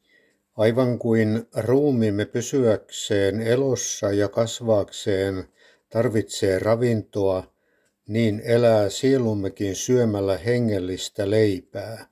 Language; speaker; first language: Finnish; native; Finnish